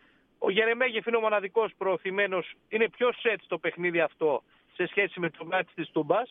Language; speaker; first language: Greek; native; Greek